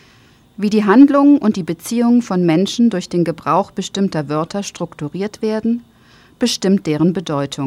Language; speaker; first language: German; native; German